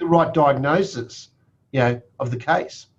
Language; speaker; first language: English; native; English